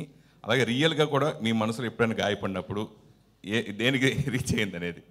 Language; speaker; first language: Telugu; native; Telugu